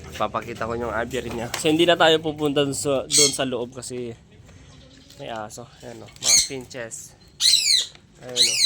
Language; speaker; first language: Filipino; native; Filipino